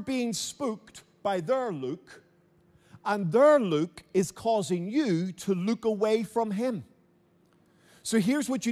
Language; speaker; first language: English; native; English